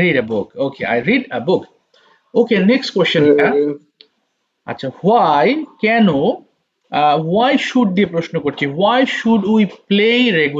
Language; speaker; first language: English; non-native, fluent; Bangla